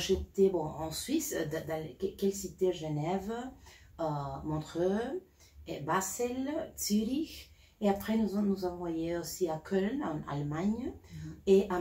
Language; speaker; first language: French; non-native, learner; Spanish